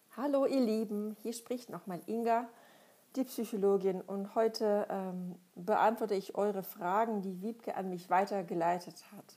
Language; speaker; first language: German; non-native, fluent; Russian